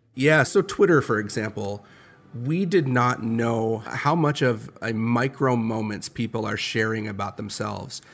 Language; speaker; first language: English; native; English